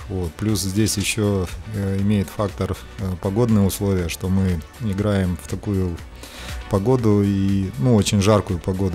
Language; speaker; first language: Russian; native; Russian